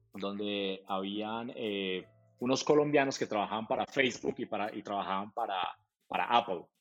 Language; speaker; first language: Spanish; native; Spanish